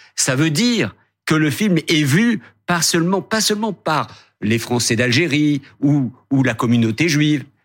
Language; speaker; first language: French; native; French